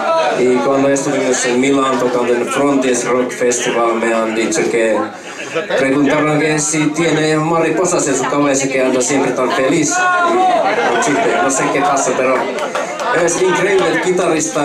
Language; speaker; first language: Spanish; non-native, fluent; Finnish